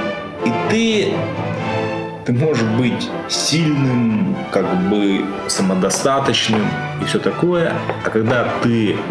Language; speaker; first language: Russian; native; Russian